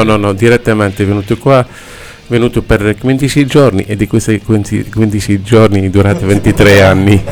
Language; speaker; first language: Italian; non-native, learner; Arabic